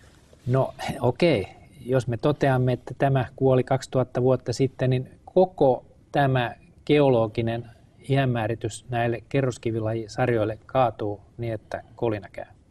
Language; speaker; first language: Finnish; native; Finnish